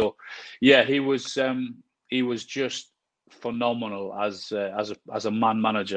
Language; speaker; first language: English; native; English